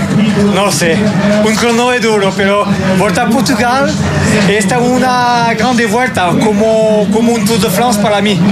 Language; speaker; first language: Portuguese; non-native, learner; Spanish